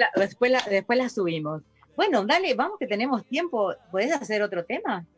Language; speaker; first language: Spanish; native; Spanish